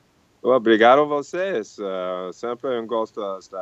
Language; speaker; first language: Portuguese; non-native, fluent; English